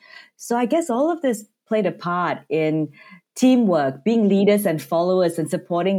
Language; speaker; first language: English; non-native, local second language; Cantonese